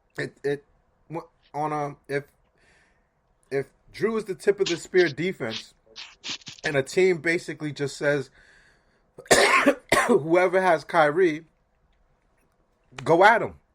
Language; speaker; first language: English; native; English